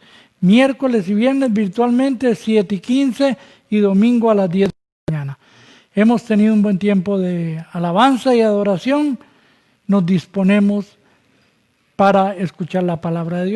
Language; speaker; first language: Spanish; native; Spanish